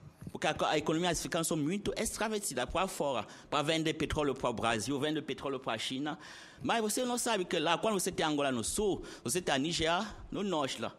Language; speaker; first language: Portuguese; non-native, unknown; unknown